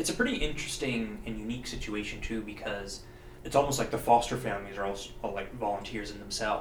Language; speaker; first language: English; native; English